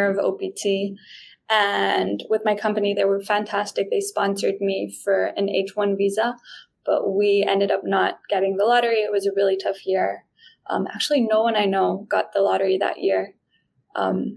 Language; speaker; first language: English; non-native, fluent; Spanish